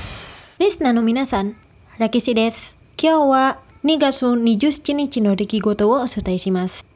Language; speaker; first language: Japanese; non-native, fluent; Indonesian